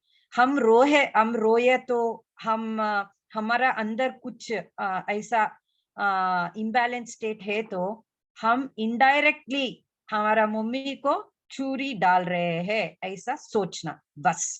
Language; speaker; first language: Hindi; non-native, local second language; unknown